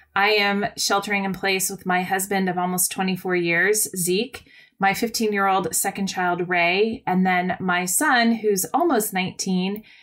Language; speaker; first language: English; native; English